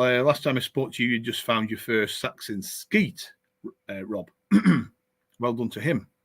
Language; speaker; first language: English; native; English